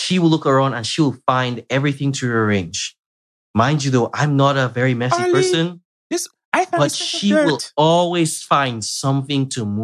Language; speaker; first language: English; native; English